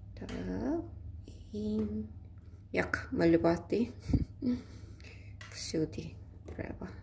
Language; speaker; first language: Ukrainian; non-native, learner; Korean